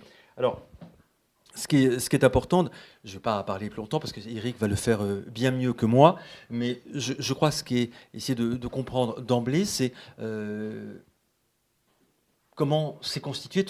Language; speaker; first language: French; native; French